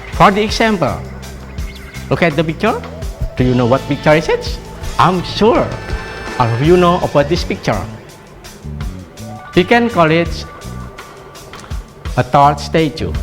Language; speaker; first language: English; non-native, fluent; Indonesian